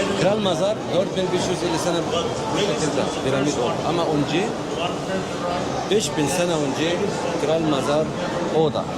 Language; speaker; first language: Turkish; non-native, learner; Arabic